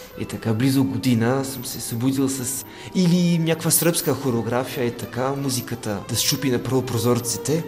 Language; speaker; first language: Bulgarian; non-native, fluent; French